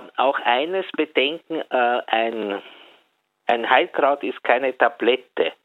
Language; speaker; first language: German; native; German